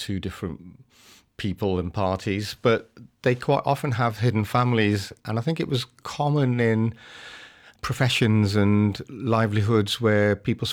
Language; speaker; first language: English; native; English